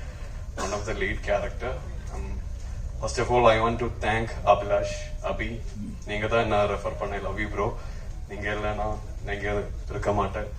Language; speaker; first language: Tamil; non-native, learner; Malayalam